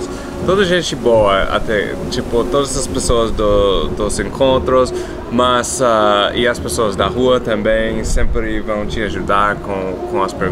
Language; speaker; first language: Portuguese; non-native, fluent; English